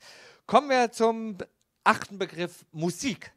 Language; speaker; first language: German; native; German